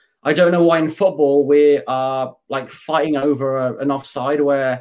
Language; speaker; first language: English; native; English